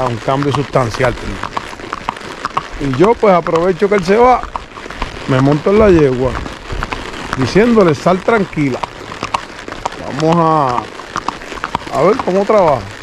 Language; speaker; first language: Spanish; native; Spanish